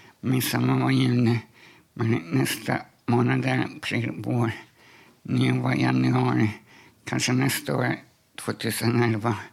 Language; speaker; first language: Swedish; non-native, learner; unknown